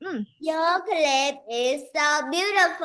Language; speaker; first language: English; non-native, learner; Vietnamese